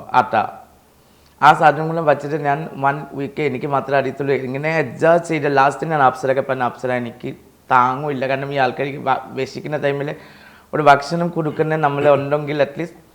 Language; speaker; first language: Malayalam; non-native, fluent; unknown